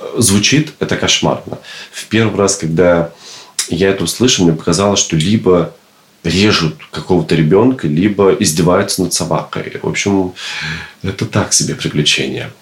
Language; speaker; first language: Russian; native; Russian